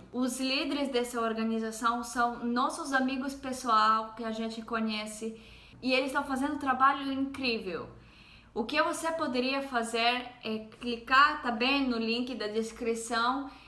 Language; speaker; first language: Portuguese; non-native, fluent; Hebrew